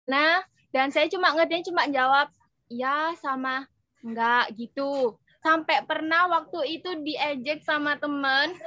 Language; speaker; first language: Indonesian; non-native, local second language; Madurese